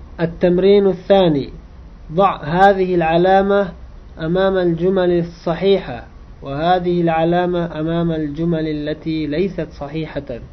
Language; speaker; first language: Arabic; non-native, fluent; Uzbek